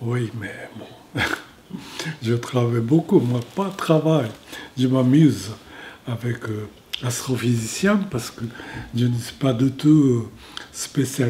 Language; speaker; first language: French; non-native, fluent; Japanese